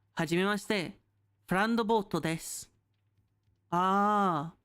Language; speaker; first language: Japanese; non-native, learner; English